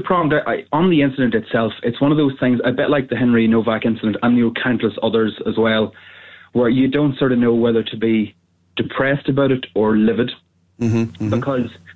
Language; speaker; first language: English; native; English